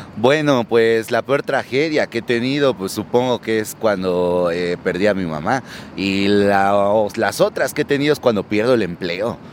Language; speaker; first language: Spanish; native; Spanish